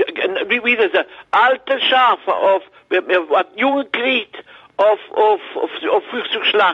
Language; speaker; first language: German; non-native, learner; French